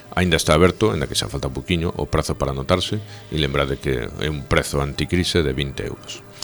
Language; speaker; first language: Galician; native; Galician